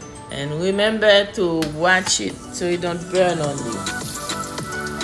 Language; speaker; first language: English; non-native, fluent; Haitian Creole